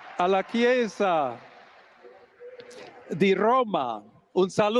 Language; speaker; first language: Italian; non-native, fluent; English